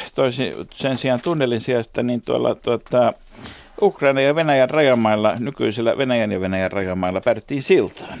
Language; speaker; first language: Finnish; native; Finnish